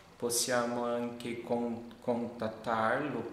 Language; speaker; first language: Italian; non-native, fluent; Portuguese